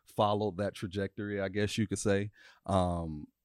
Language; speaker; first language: English; native; English